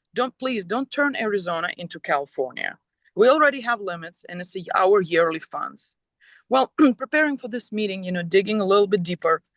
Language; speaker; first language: English; non-native, fluent; Ukrainian